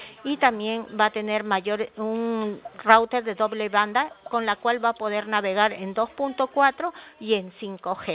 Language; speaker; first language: Spanish; native; Spanish